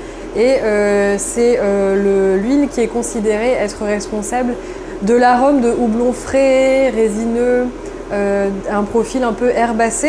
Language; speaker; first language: French; native; French